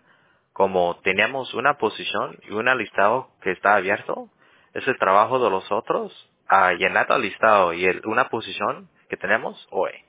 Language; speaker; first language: Spanish; early bilingual, heritage; Spanish